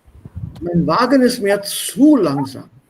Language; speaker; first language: German; non-native, fluent; Hindi